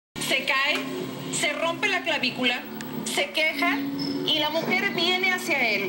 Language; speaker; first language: Spanish; native; Spanish